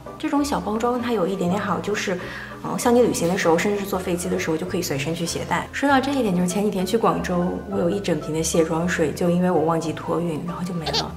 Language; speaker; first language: Chinese; native; Chinese